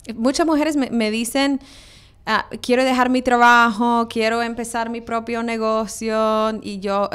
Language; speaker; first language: Spanish; non-native, fluent; English